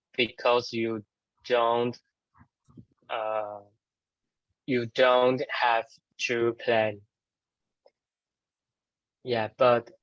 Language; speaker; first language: English; non-native, learner; Chinese